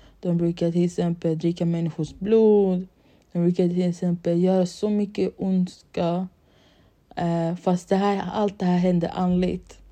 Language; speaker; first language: Swedish; early bilingual, other home language; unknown